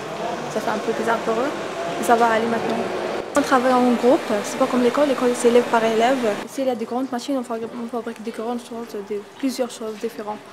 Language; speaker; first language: French; non-native, learner; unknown